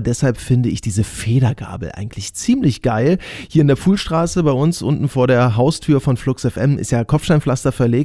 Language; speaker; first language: German; native; German